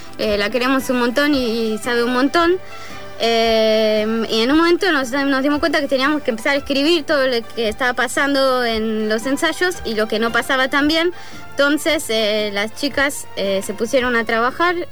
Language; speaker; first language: Spanish; non-native, fluent; French